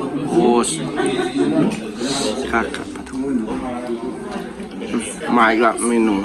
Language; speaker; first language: Russian; non-native, learner; Lao